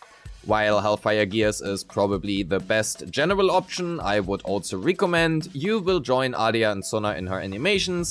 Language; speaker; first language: English; non-native, fluent; German